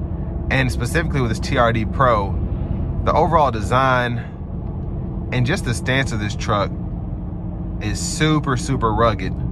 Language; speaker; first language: English; native; English